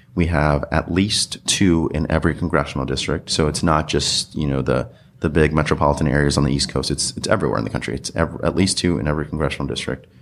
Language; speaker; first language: English; native; English